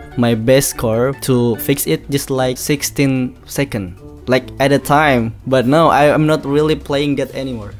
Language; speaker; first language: English; non-native, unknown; Indonesian